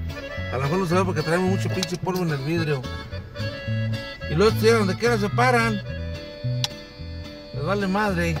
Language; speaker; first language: Spanish; native; Spanish